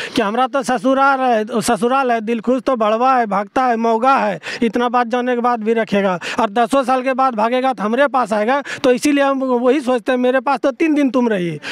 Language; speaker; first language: Hindi; native; Hindi